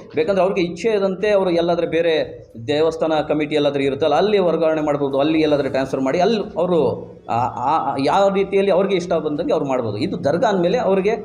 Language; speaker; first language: Kannada; non-native, local second language; Urdu